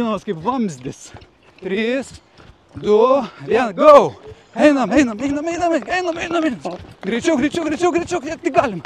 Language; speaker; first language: Lithuanian; native; Lithuanian